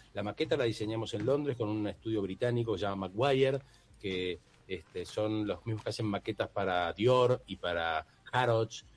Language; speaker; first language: Spanish; native; Spanish